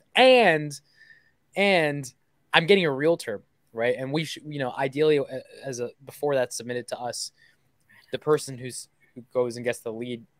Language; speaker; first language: English; native; English